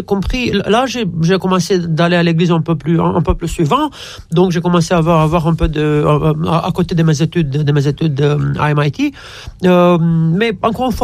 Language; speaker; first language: French; non-native, fluent; Romanian